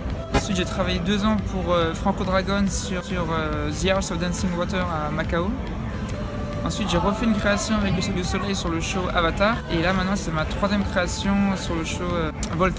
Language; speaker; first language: French; native; French